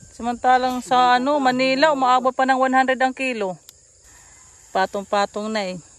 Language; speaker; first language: Filipino; non-native, local second language; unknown